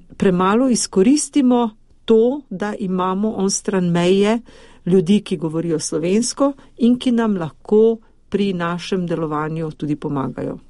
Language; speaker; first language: Slovenian; native; Slovenian